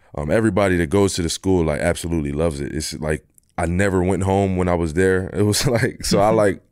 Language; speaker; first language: English; native; English